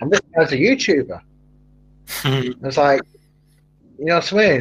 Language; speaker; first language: English; native; English